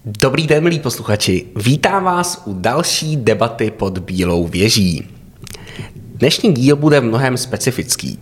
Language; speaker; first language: Czech; native; Czech